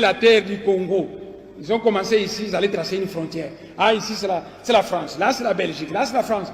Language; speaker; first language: French; non-native, local second language; Kongo